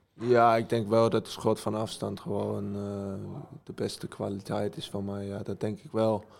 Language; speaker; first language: Dutch; early bilingual, heritage; Dutch